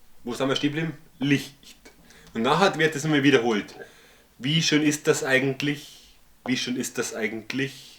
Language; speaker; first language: German; native; German